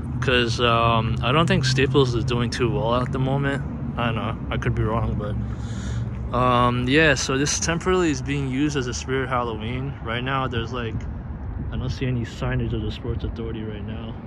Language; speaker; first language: English; native; English